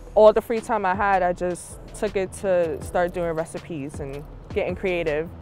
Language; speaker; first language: English; native; English